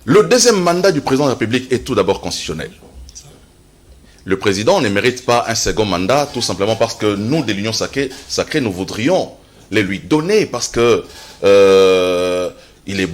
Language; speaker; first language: French; non-native, local second language; Lingala